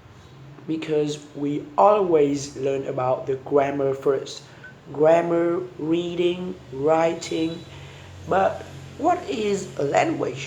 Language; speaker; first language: English; non-native, learner; Vietnamese